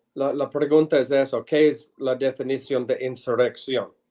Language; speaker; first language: Spanish; non-native, learner; English